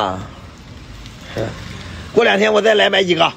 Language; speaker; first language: Chinese; native; Chinese